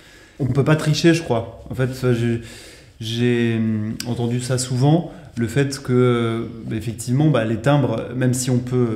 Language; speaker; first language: French; native; French